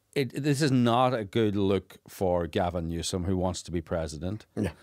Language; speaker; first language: English; native; English